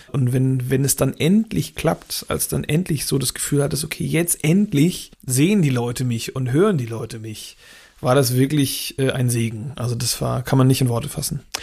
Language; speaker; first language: German; native; German